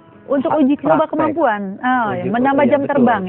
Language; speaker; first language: Indonesian; native; Indonesian